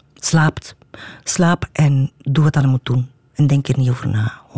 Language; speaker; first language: Dutch; native; Dutch